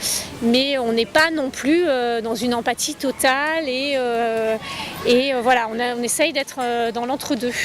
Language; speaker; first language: French; native; French